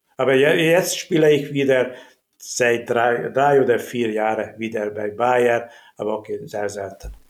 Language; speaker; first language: German; non-native, learner; Hungarian